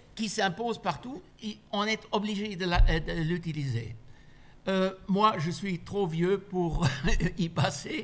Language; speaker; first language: French; non-native, fluent; German